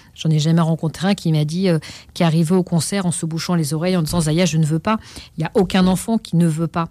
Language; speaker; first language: French; native; French